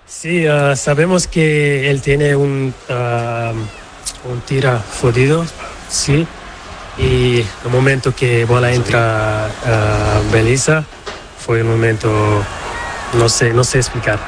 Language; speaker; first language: Spanish; non-native, local second language; Portuguese